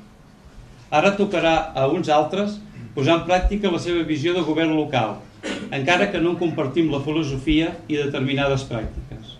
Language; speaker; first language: Catalan; native; Catalan